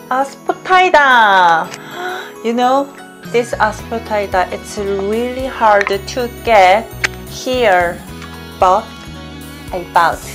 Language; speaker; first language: English; non-native, learner; Korean